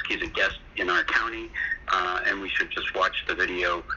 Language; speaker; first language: English; native; English